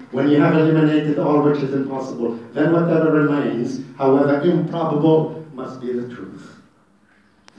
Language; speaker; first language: English; non-native, fluent; Arabic